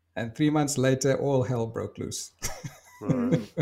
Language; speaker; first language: English; native; English